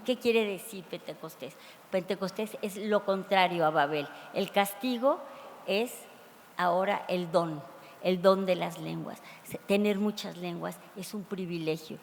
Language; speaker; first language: Spanish; native; Spanish